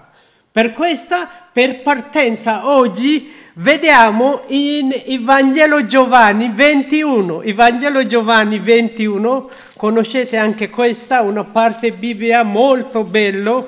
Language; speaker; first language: Italian; non-native, learner; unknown